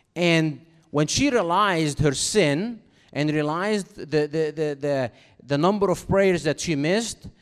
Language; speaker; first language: English; non-native, fluent; Arabic